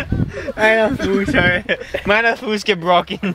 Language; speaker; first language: German; non-native, learner; English